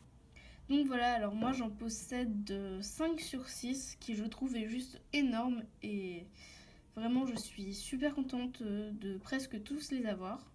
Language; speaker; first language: French; native; French